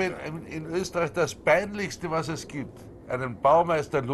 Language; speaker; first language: German; native; German